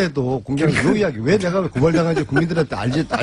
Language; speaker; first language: Korean; native; Korean